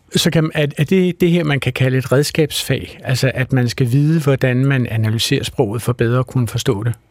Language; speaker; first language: Danish; native; Danish